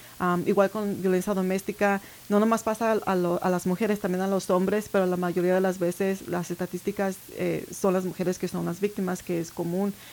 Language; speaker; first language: Spanish; early bilingual, heritage; Spanish